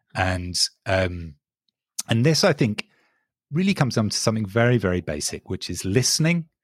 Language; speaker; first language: English; native; English